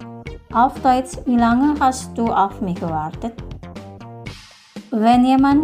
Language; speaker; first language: German; non-native, fluent; Indonesian